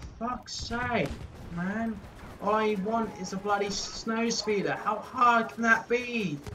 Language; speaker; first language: English; native; English